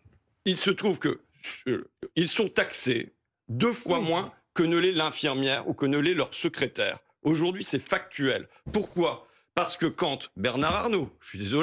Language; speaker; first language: French; native; French